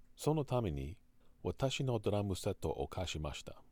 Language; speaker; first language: Japanese; non-native, learner; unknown